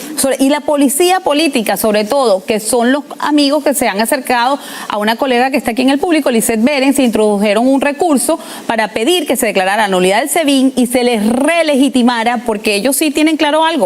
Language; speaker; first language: Spanish; native; Spanish